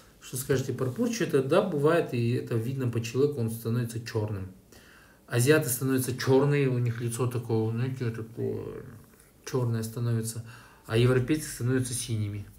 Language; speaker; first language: Russian; native; Russian